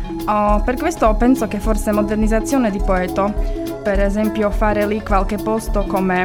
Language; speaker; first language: Italian; non-native, learner; Slovak